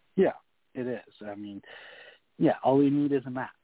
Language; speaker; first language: English; non-native, fluent; French